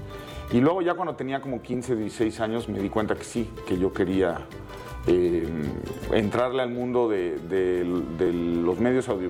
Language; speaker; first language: Spanish; native; Spanish